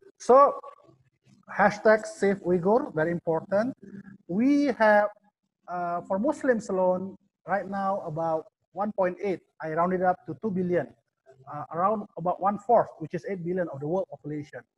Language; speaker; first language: English; non-native, fluent; Indonesian